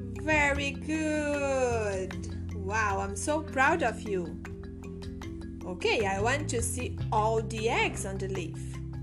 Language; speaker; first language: English; non-native, fluent; Portuguese